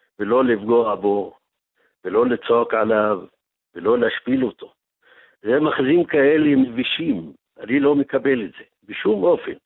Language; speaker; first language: Hebrew; non-native, local second language; Arabic